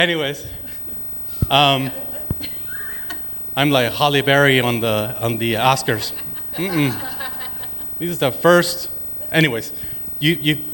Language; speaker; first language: English; non-native, fluent; Spanish